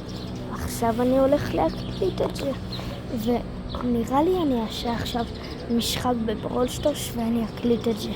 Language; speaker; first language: Hebrew; early bilingual, other home language; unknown